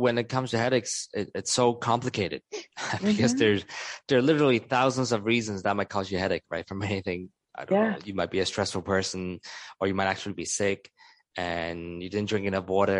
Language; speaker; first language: English; non-native, local second language; Cantonese